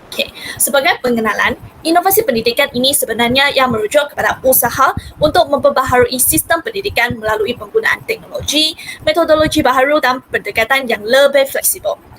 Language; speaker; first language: Malay; non-native, local second language; Hakka Chinese